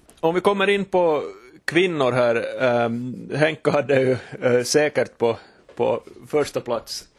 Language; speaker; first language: Swedish; native; Swedish